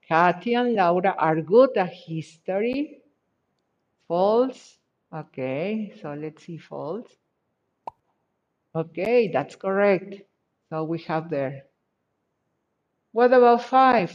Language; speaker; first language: English; non-native, fluent; Spanish